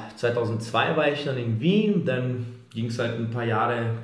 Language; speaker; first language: German; early bilingual, other home language; Serbian